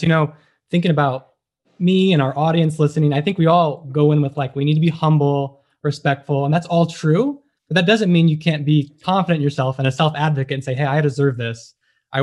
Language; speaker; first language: English; native; English